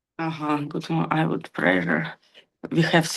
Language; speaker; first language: English; non-native, learner; Russian